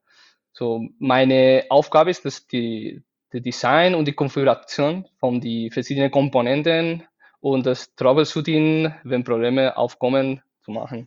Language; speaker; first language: German; non-native, fluent; Spanish